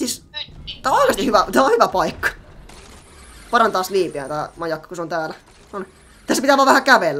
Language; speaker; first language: Finnish; native; Finnish